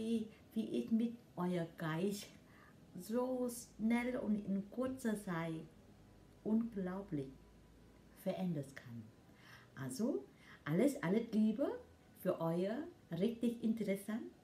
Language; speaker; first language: German; non-native, learner; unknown